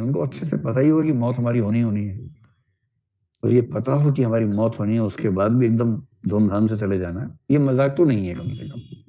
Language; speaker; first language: Hindi; native; Hindi